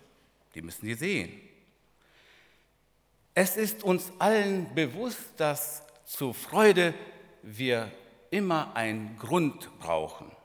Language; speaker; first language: German; non-native, fluent; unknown